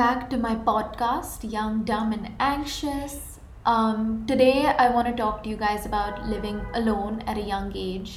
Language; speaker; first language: English; non-native, local second language; Hindi